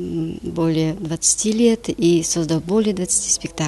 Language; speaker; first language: Russian; native; Russian